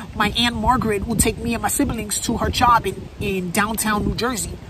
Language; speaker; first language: English; native; English